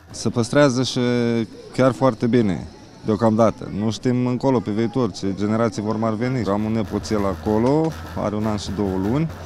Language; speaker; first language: Romanian; native; Romanian